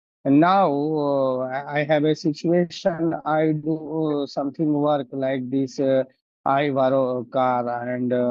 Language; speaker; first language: English; non-native, learner; Hindi